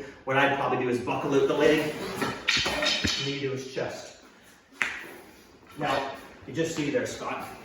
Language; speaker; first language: English; native; English